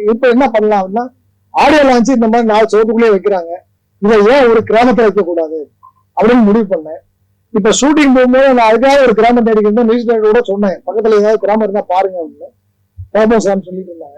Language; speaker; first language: Tamil; native; Tamil